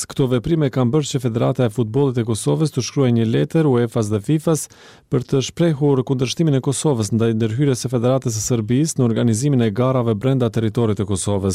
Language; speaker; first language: Albanian; native; Albanian